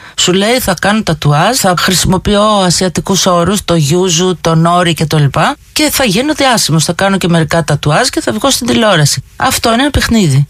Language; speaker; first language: Greek; native; Greek